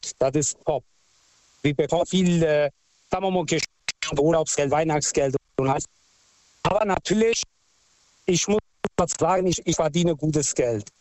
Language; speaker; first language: German; non-native, local second language; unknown